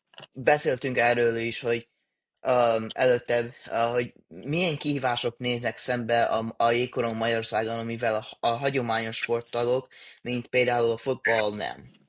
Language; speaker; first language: Hungarian; early bilingual, heritage; English